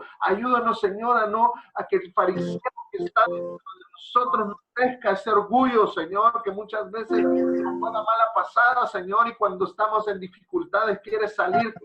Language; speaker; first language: Spanish; native; Spanish